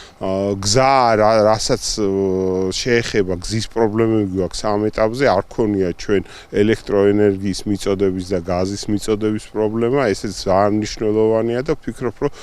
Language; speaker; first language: Georgian; native; Georgian